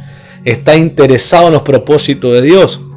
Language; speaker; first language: Spanish; native; Spanish